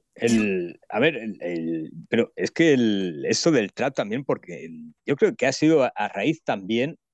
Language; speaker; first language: Spanish; native; Spanish